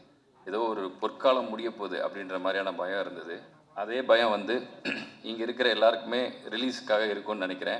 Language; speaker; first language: Tamil; native; Tamil